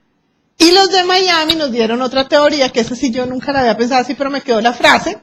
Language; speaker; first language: Spanish; native; Spanish